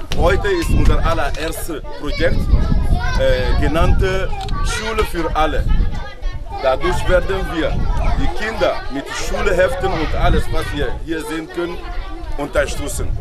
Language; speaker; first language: German; non-native, learner; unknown